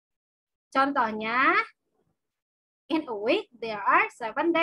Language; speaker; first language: English; non-native, fluent; Indonesian